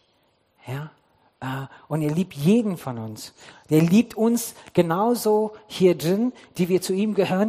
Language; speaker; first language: German; non-native, fluent; English